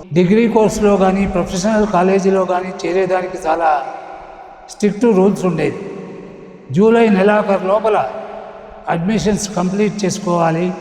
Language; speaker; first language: Telugu; non-native, local second language; Tamil